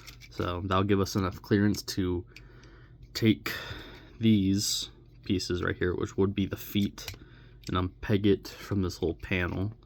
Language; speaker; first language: English; native; English